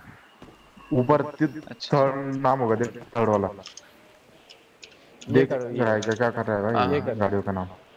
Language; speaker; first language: Hindi; native; Hindi